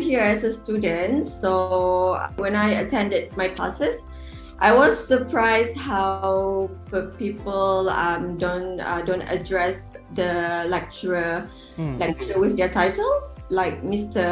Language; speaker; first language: English; non-native, local second language; Malay